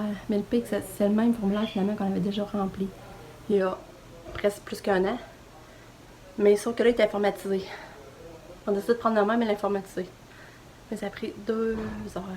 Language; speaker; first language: French; native; French